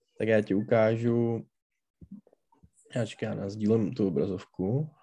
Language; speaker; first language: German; non-native, learner; Czech